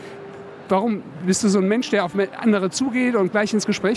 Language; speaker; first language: German; native; German